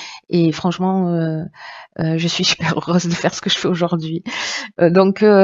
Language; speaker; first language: French; native; French